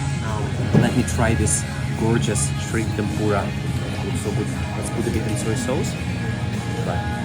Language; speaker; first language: English; non-native, fluent; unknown